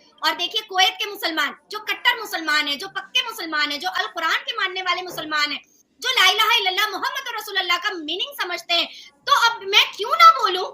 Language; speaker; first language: Hindi; native; Hindi